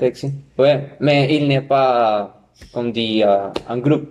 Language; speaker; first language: French; non-native, learner; Spanish